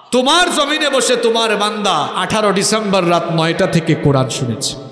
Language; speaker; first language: Bangla; non-native, local second language; Sylheti